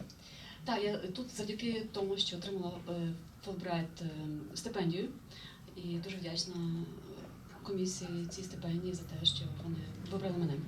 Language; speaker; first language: Ukrainian; native; Ukrainian